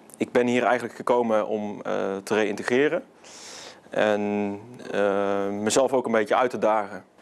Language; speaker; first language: Dutch; native; Dutch